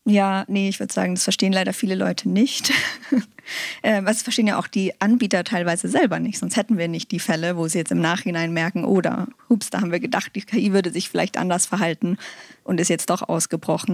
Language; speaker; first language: German; native; German